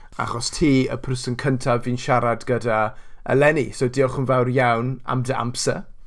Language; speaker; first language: Welsh; non-native, local second language; English